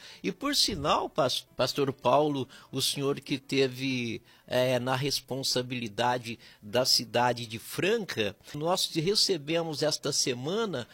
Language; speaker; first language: Portuguese; native; Portuguese